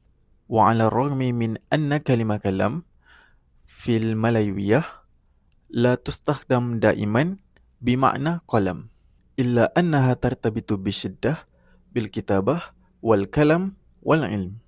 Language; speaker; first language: Arabic; non-native, fluent; Malay